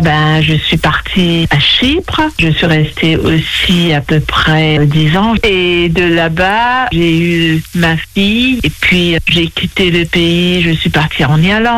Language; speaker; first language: French; non-native, local second language; Morisyen